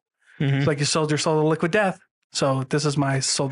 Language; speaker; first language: English; native; English